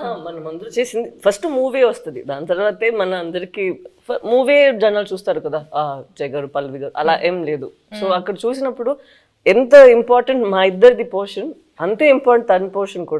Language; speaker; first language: Telugu; non-native, fluent; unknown